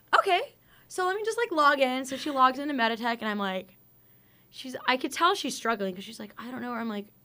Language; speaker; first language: English; native; English